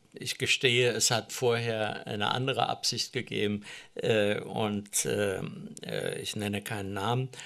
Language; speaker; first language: German; native; German